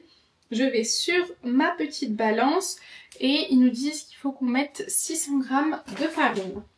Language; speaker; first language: French; native; French